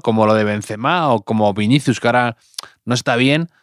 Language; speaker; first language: Spanish; native; Spanish